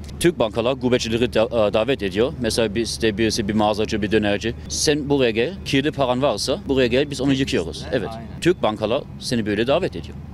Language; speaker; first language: Turkish; non-native, learner; German